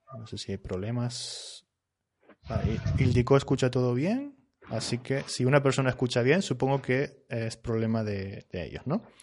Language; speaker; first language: Spanish; native; Spanish